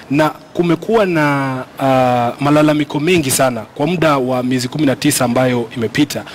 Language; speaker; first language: Swahili; non-native, local second language; Luyia